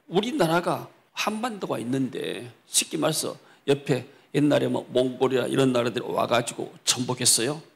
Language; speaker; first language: Korean; native; Korean